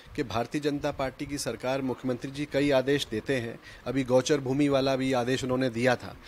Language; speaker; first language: Hindi; native; Hindi